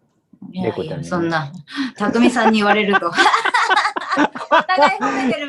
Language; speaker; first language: Japanese; native; Japanese